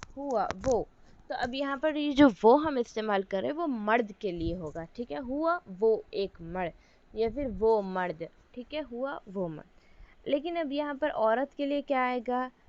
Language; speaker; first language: Urdu; native; Urdu